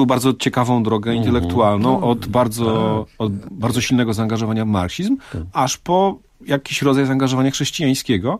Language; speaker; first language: Polish; native; Polish